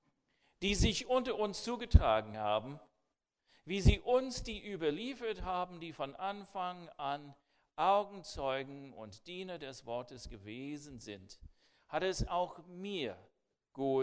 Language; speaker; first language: German; non-native, fluent; English